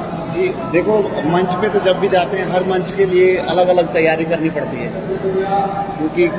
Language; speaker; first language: Hindi; non-native, local second language; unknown